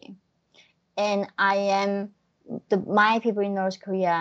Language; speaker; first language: English; non-native, fluent; Korean